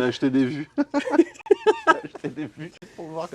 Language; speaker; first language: French; native; French